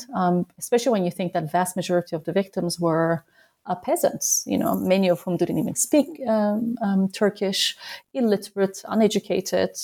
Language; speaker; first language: English; non-native, fluent; Turkish